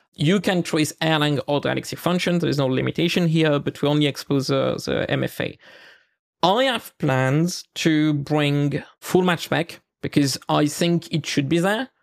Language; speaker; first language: English; non-native, fluent; French